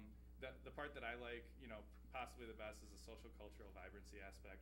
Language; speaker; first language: English; native; English